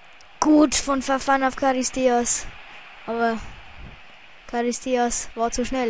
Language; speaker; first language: German; native; German